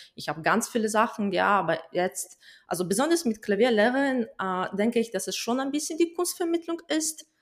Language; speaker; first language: German; non-native, fluent; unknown